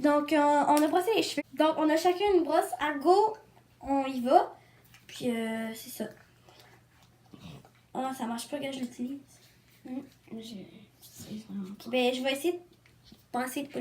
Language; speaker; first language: French; native; French